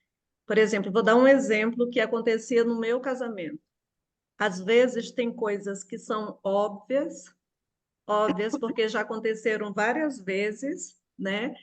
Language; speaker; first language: Portuguese; native; Portuguese